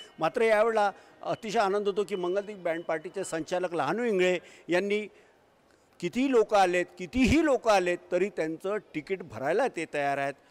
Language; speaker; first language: Marathi; native; Marathi